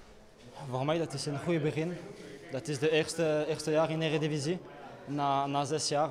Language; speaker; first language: Dutch; non-native, learner; Italian